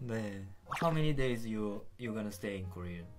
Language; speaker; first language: English; non-native, fluent; Japanese